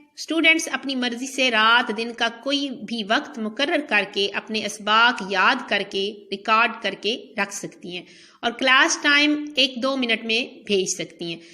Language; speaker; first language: Urdu; native; Urdu